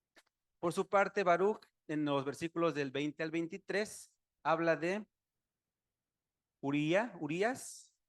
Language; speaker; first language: Spanish; native; Spanish